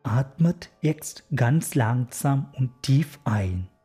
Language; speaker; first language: German; non-native, learner; Malayalam